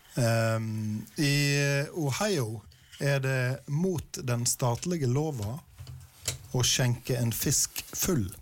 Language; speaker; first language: Norwegian; native; Norwegian